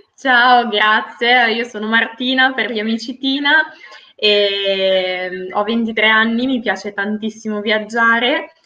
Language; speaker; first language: Italian; native; Italian